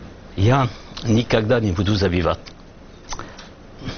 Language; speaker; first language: Ukrainian; non-native, learner; French